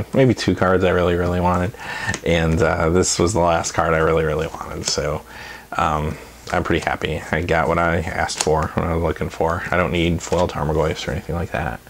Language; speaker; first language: English; native; English